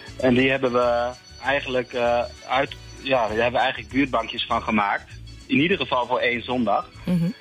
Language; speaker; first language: Dutch; native; Dutch